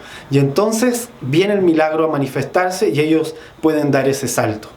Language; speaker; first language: Spanish; native; Spanish